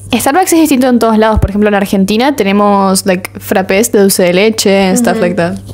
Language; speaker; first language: Spanish; native; Spanish